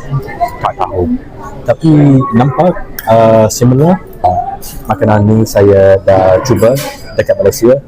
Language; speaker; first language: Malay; non-native, fluent; English